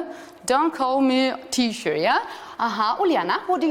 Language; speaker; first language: English; non-native, fluent; Russian